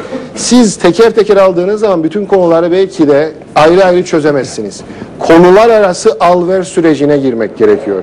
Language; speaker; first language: Turkish; native; Turkish